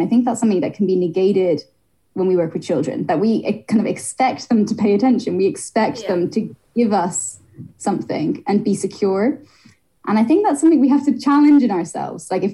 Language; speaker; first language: English; native; English